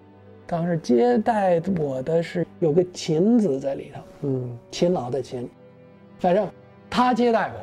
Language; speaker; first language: Chinese; non-native, fluent; English